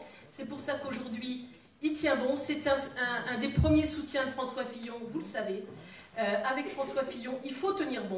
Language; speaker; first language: French; native; French